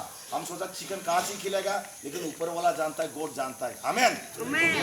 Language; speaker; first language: Hindi; non-native, local second language; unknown